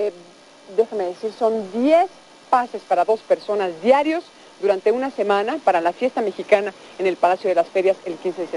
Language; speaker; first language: Spanish; native; Spanish